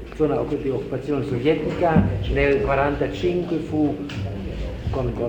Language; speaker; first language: Italian; non-native, fluent; German